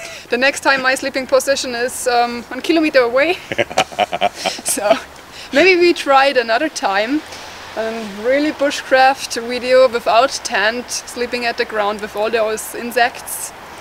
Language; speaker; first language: English; non-native, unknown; German